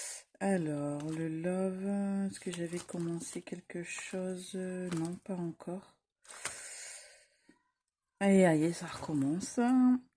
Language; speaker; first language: French; native; French